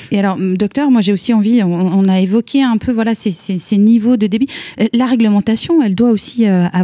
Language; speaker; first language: French; native; French